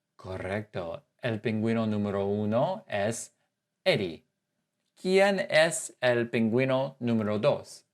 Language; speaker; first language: Spanish; non-native, fluent; English